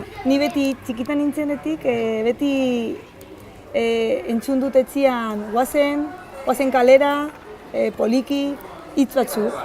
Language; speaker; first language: Basque; non-native, learner; Spanish